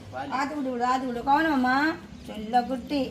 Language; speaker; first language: Tamil; native; Tamil